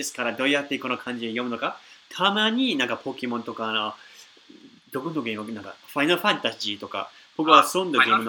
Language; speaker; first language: Japanese; non-native, fluent; English